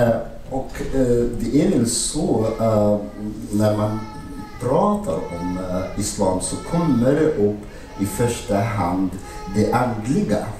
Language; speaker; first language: Swedish; non-native, fluent; Arabic